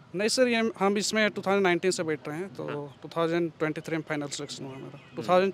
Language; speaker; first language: Hindi; native; Hindi